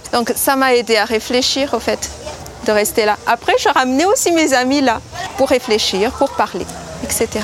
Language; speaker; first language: French; non-native, local second language; Malagasy